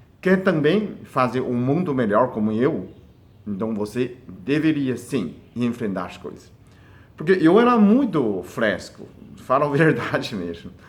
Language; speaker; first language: Portuguese; non-native, fluent; Chinese